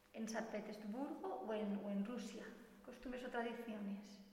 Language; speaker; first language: Spanish; native; Spanish